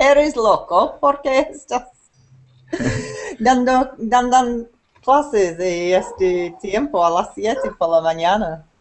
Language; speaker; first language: Spanish; non-native, learner; English